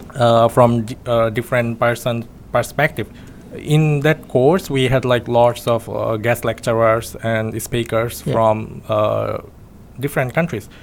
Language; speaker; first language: English; non-native, local second language; Bangla